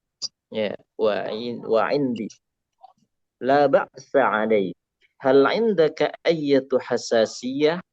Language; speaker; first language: Arabic; non-native, fluent; Indonesian